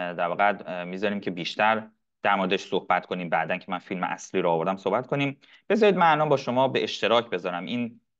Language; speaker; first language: Persian; non-native, local second language; Arabic